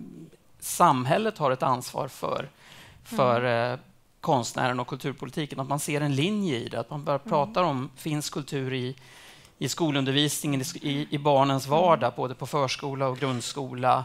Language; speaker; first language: Swedish; native; Swedish